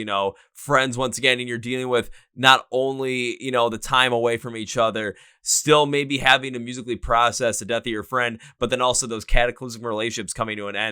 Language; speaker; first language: English; native; English